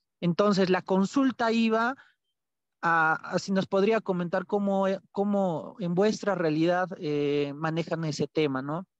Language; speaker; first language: Spanish; native; Spanish